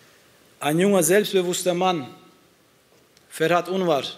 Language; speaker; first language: German; early bilingual, other home language; Turkish